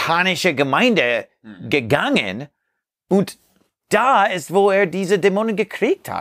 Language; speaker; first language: German; non-native, learner; English